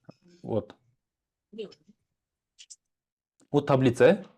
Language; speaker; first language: Russian; non-native, local second language; Kyrgyz